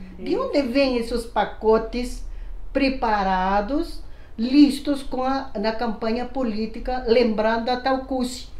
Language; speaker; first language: Portuguese; non-native, fluent; Spanish